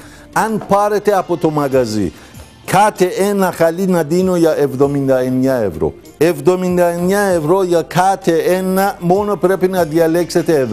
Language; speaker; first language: Greek; non-native, learner; Persian